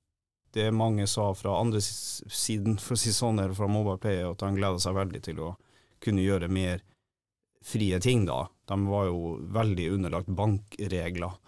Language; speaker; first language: Norwegian; native; Norwegian